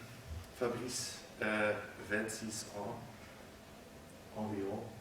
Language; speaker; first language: French; non-native, learner; Dutch